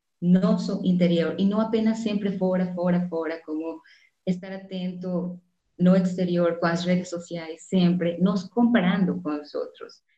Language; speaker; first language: Spanish; non-native, fluent; Portuguese